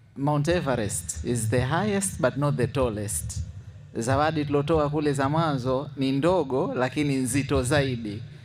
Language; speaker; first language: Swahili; native; Swahili